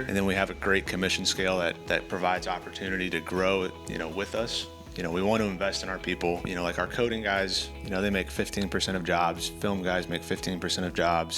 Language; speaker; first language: English; native; English